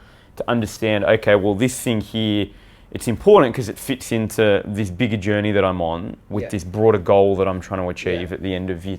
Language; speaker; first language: English; native; English